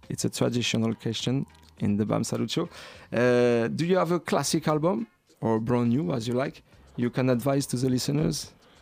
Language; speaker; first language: English; non-native, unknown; French